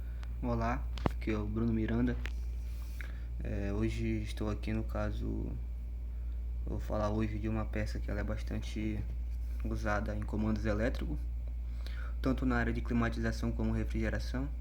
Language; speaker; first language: Portuguese; native; Portuguese